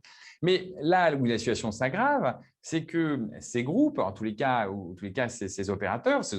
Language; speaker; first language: French; native; French